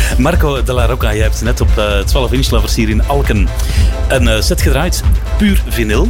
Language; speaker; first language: Dutch; native; Dutch